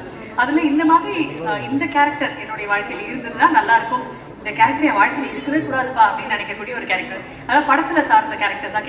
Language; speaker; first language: Tamil; native; Tamil